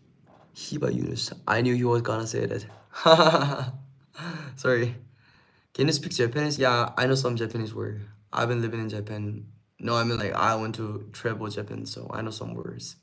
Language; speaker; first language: English; non-native, fluent; Korean